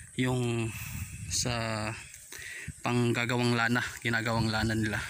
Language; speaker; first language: Filipino; non-native, local second language; Waray